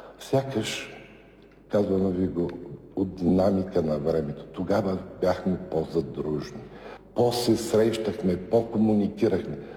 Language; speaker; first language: Bulgarian; native; Bulgarian